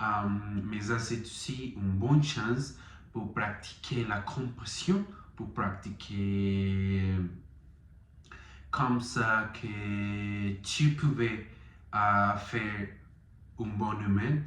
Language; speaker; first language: French; non-native, learner; Spanish